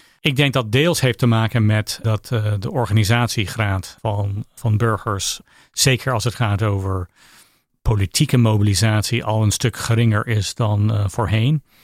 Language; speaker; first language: Dutch; non-native, fluent; English